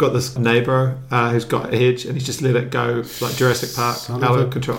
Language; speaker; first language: English; native; English